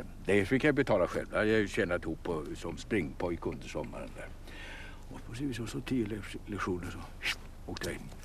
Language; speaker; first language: Swedish; native; Swedish